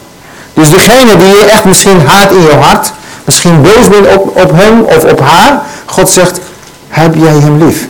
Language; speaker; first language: Dutch; non-native, learner; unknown